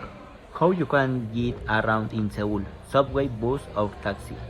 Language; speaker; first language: English; non-native, learner; Spanish